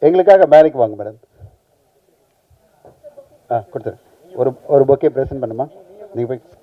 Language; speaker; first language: Tamil; native; Tamil